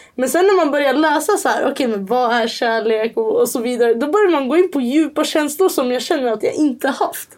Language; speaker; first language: Swedish; early bilingual, other home language; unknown